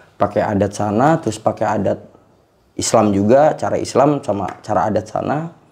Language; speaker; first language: Indonesian; native; Indonesian